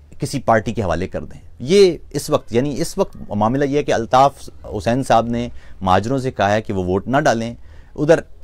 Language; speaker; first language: Urdu; non-native, local second language; Punjabi